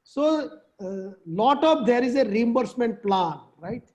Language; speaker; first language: English; non-native, local second language; Gujarati